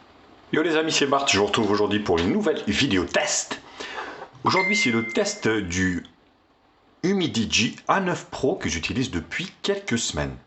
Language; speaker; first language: French; native; French